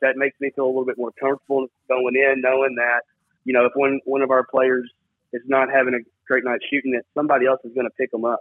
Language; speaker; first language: English; native; English